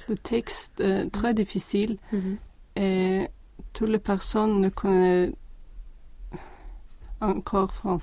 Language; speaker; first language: French; non-native, learner; Swedish